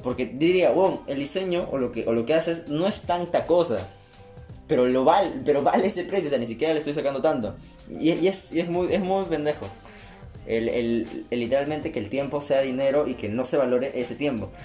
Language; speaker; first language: Spanish; native; Spanish